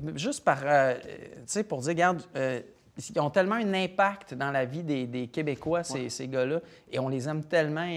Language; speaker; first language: French; native; French